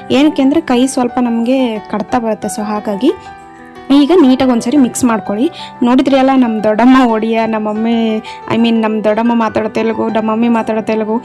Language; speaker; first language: Kannada; non-native, local second language; Telugu